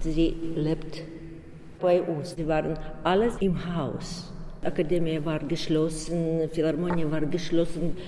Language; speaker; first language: German; non-native, learner; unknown